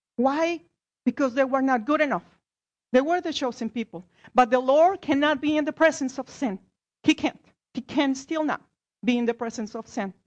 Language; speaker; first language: English; non-native, fluent; Spanish